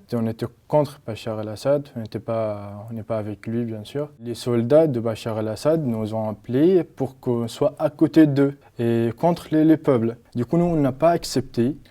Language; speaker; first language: French; non-native, learner; Arabic